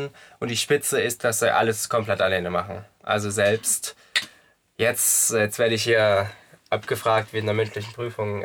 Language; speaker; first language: German; native; German